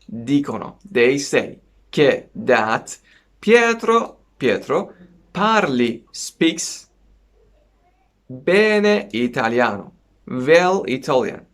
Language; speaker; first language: Italian; non-native, fluent; Persian